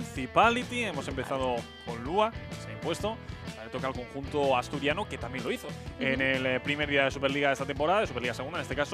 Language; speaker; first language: Spanish; native; Spanish